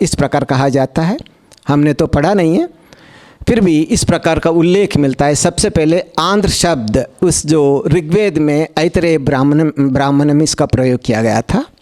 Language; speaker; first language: Hindi; non-native, local second language; Telugu